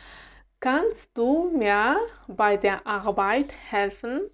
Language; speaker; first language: German; non-native, fluent; Uzbek